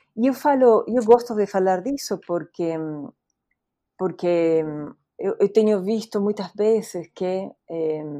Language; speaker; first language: Portuguese; non-native, fluent; Spanish